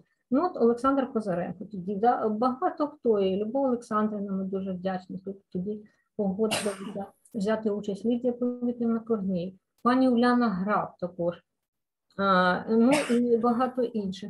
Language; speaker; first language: Ukrainian; native; Ukrainian